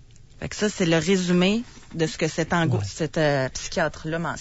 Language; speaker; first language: French; native; French